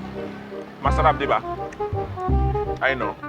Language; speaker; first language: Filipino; non-native, learner; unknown